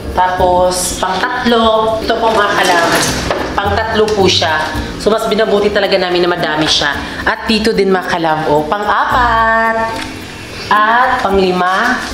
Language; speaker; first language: Filipino; non-native, local second language; Cebuano